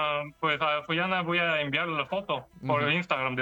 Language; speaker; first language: Spanish; non-native, learner; Korean